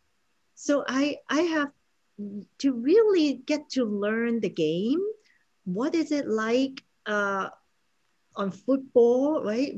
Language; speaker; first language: English; non-native, local second language; Cantonese